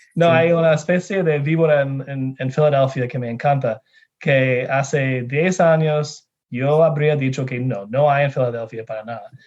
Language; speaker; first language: Spanish; non-native, fluent; English